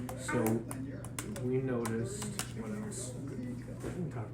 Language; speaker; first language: English; native; English